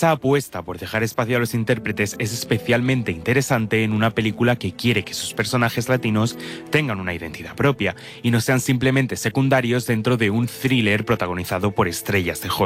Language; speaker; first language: Spanish; native; Spanish